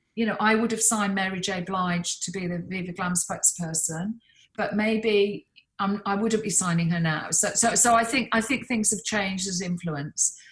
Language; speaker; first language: English; native; English